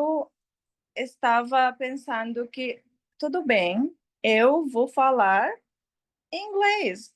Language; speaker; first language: Portuguese; non-native, learner; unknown